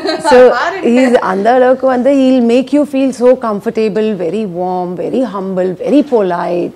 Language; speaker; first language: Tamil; non-native, fluent; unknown